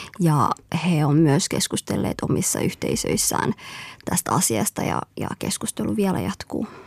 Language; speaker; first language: Finnish; early bilingual, other home language; Somali